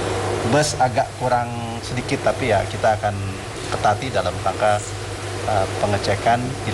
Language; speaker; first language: Indonesian; native; Indonesian